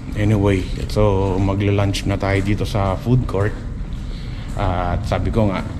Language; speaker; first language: Filipino; native; Filipino